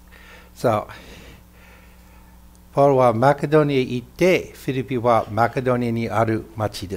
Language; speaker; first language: Japanese; non-native, fluent; English